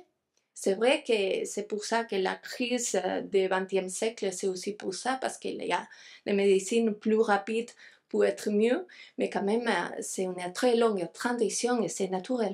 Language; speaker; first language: French; non-native, fluent; Spanish